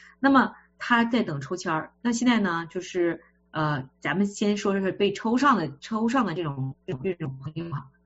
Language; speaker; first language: Chinese; native; Chinese